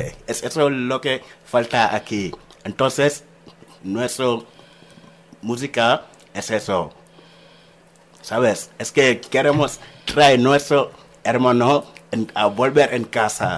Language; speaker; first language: Spanish; non-native, learner; Wolof